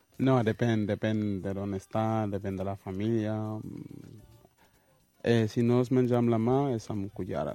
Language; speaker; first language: Catalan; non-native, learner; Mandingo